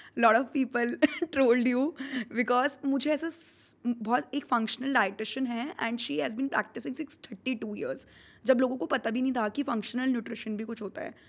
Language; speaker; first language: Hindi; native; Hindi